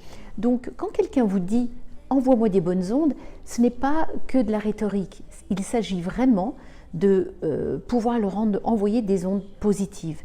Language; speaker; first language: French; native; French